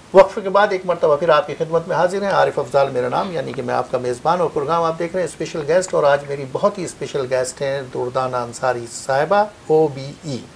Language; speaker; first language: Urdu; native; Urdu